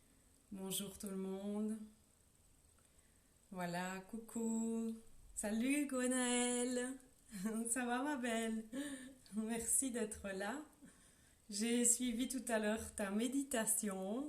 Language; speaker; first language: French; native; French